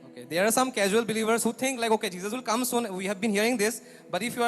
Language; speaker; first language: English; non-native, local second language; Assamese